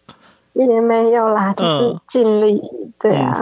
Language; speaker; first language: Chinese; native; Chinese